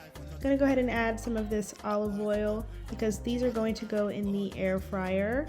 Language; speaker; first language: English; native; English